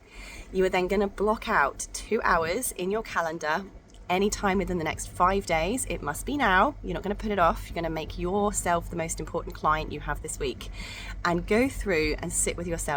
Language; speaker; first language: English; native; English